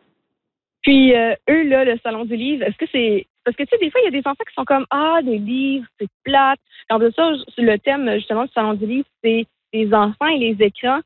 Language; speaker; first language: French; native; French